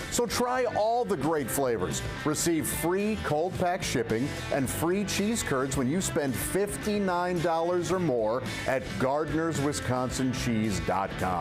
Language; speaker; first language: English; native; English